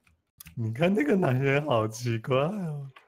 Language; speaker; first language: Chinese; native; Chinese